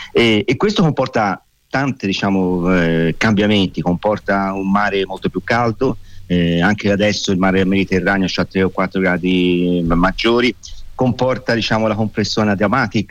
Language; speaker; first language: Italian; native; Italian